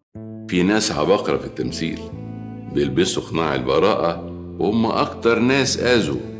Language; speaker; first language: Arabic; native; Arabic